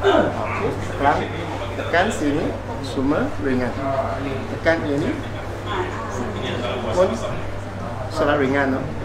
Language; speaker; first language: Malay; non-native, local second language; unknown